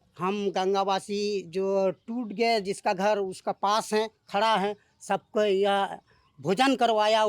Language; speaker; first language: Hindi; non-native, local second language; Bangla